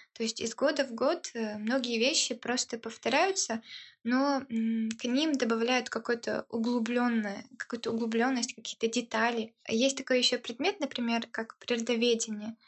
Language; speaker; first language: Russian; early bilingual, heritage; Russian